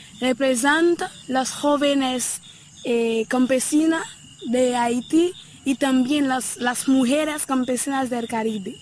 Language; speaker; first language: Spanish; non-native, learner; Haitian Creole